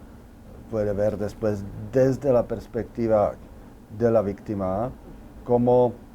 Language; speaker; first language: Spanish; non-native, fluent; Czech